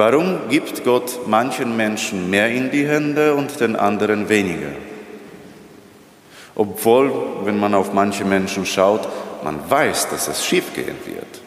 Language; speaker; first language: German; non-native, fluent; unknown